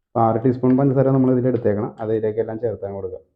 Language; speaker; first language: Malayalam; native; Malayalam